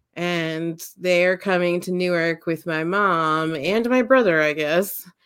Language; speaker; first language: English; native; English